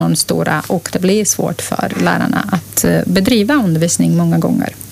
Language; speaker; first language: Swedish; non-native, fluent; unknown